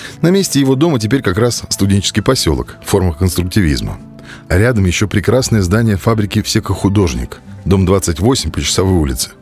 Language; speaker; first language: Russian; native; Russian